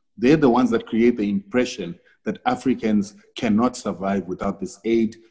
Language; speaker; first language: English; non-native, local second language; Shona